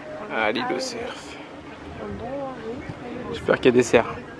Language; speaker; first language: French; native; French